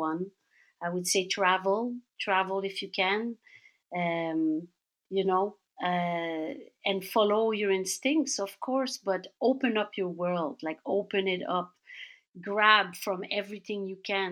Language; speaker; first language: English; native; English